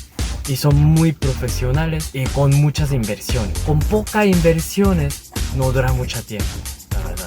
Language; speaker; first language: Spanish; non-native, learner; Korean